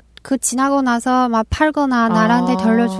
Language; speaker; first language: Korean; non-native, local second language; Chinese